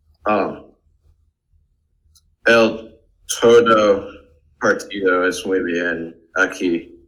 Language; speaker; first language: Spanish; non-native, learner; English